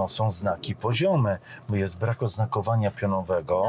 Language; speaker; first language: Polish; native; Polish